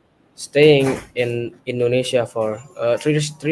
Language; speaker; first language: English; non-native, learner; Indonesian